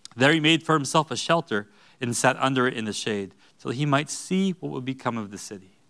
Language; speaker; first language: English; native; English